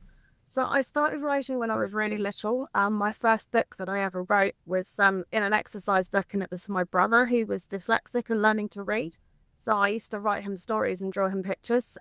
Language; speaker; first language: English; native; English